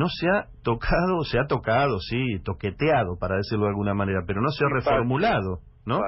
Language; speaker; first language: Spanish; native; Spanish